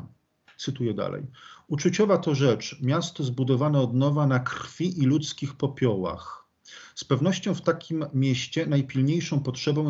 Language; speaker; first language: Polish; native; Polish